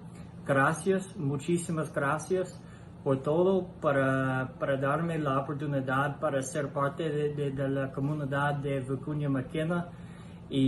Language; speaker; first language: Spanish; non-native, learner; English